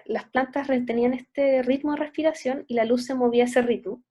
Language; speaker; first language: Spanish; native; Spanish